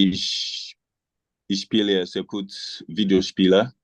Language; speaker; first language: German; non-native, learner; English